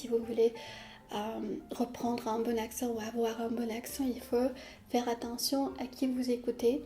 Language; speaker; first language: French; non-native, fluent; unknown